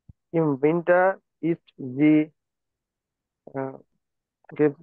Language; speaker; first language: German; non-native, learner; Bangla